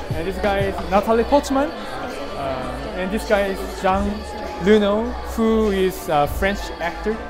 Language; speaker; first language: English; non-native, learner; Korean